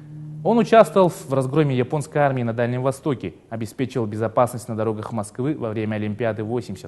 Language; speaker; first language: Russian; native; Russian